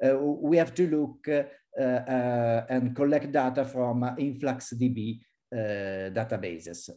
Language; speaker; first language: English; non-native, fluent; Italian